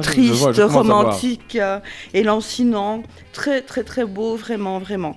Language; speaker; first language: French; native; French